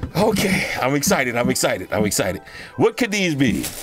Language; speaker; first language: English; native; English